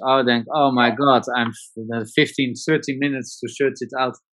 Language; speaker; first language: English; non-native, learner; Dutch